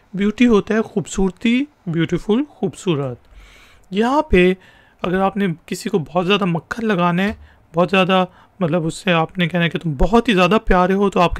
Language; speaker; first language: Hindi; non-native, local second language; Punjabi